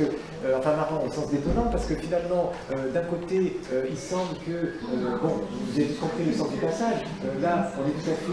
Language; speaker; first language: French; native; French